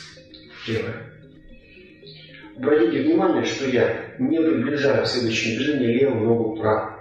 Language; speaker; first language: Russian; native; Russian